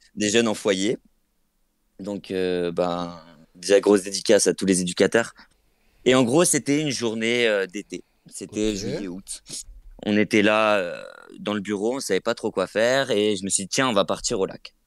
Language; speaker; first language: French; native; French